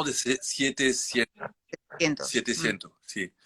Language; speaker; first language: Spanish; non-native, learner; French